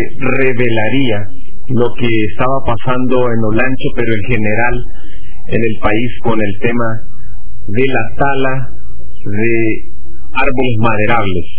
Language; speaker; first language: Spanish; native; Spanish